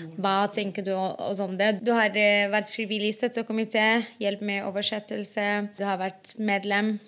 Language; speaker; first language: Norwegian; non-native, fluent; Arabic